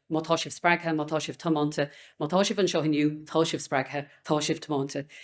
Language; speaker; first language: Irish; non-native, local second language; English